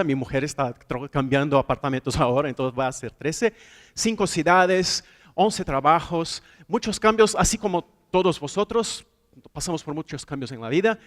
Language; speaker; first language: Spanish; non-native, fluent; Portuguese